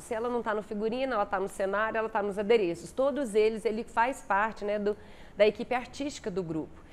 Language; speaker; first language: Portuguese; native; Portuguese